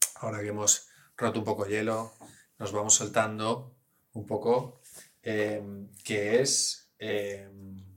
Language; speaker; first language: Spanish; early bilingual, other home language; English